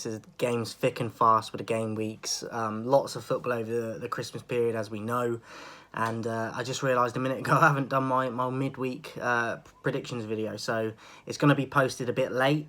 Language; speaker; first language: English; native; English